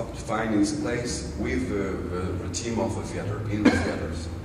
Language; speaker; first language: English; non-native, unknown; French